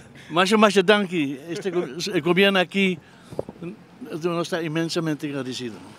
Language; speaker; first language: Spanish; non-native, learner; Papiamento